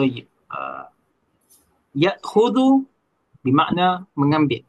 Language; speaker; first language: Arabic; non-native, learner; Malay